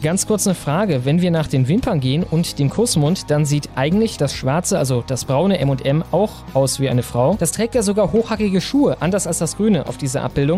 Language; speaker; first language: German; native; German